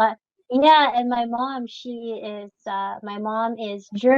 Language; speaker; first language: English; non-native, local second language; French